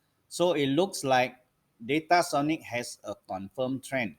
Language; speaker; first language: English; non-native, local second language; Malay